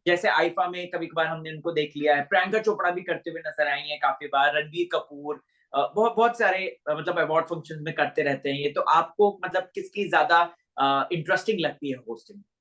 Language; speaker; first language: Hindi; native; Hindi